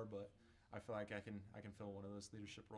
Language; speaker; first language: English; native; English